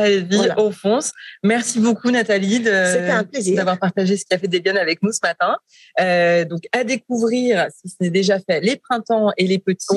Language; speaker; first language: French; native; French